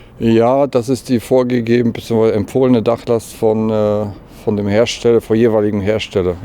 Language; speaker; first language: German; early bilingual, other home language; Polish